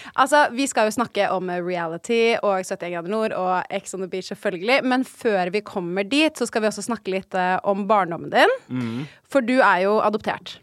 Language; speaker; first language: Norwegian; native; Norwegian